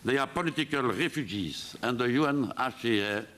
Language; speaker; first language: English; non-native, fluent; French